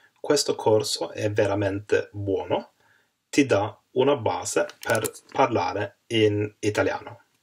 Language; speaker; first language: Italian; non-native, learner; Swedish